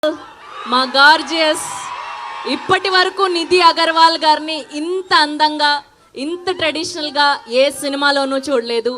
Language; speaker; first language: Telugu; native; Telugu